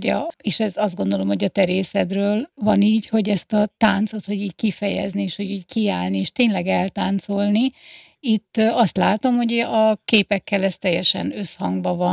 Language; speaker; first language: Hungarian; native; Hungarian